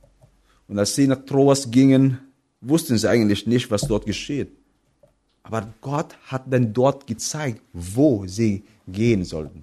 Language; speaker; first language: German; non-native, fluent; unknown